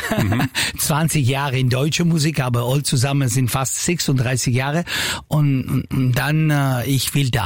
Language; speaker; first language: German; non-native, learner; Italian